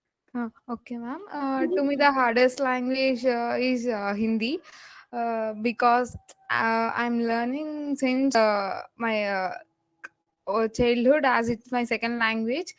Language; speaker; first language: English; non-native, learner; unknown